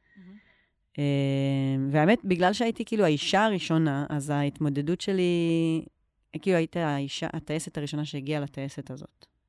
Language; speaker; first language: Hebrew; native; Hebrew